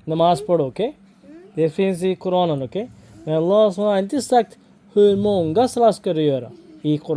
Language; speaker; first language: Swedish; non-native, fluent; Urdu